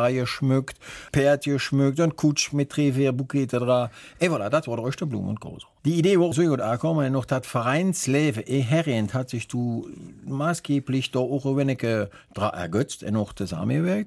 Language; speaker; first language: German; native; German